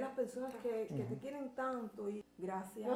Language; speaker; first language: Spanish; native; Spanish